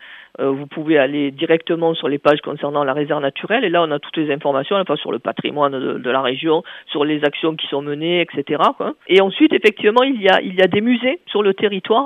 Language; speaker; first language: French; native; French